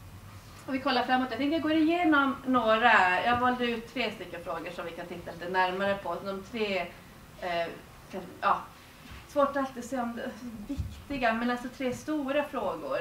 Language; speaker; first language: Swedish; native; Swedish